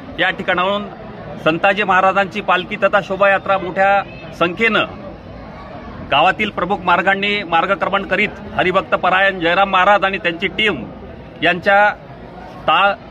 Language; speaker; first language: Marathi; native; Marathi